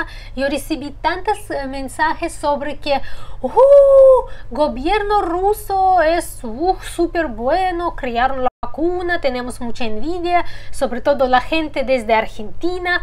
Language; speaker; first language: Spanish; non-native, fluent; Russian